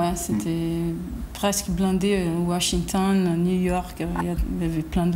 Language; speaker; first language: French; non-native, fluent; Portuguese